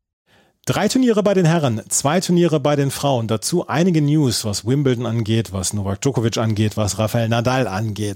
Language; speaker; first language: German; native; German